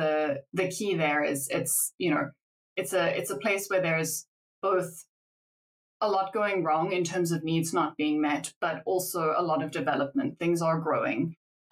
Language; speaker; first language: English; native; English